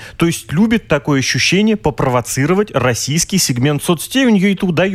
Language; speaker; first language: Russian; native; Russian